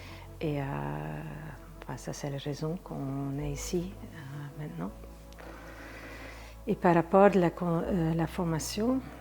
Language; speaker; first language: French; non-native, fluent; Dutch